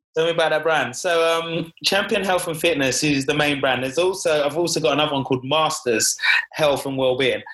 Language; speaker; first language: English; native; English